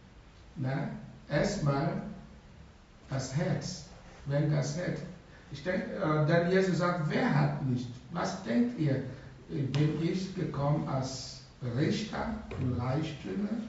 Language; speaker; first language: German; non-native, learner; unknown